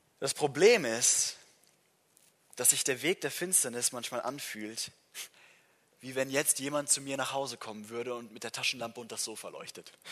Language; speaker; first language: German; non-native, fluent; English